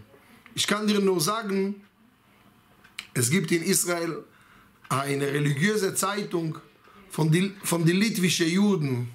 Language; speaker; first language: German; non-native, fluent; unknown